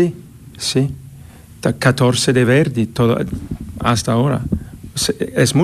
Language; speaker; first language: Spanish; non-native, learner; English